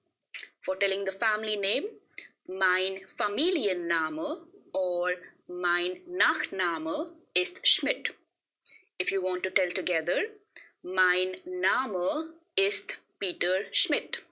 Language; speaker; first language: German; non-native, fluent; Hindi